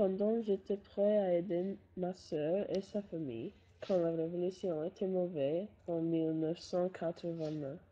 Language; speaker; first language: French; non-native, learner; English